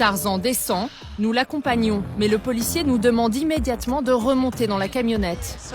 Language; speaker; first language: French; native; French